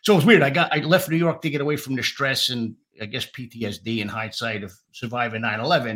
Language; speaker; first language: English; native; English